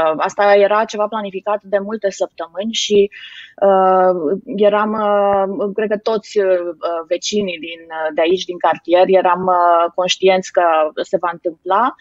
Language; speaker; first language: Romanian; native; Romanian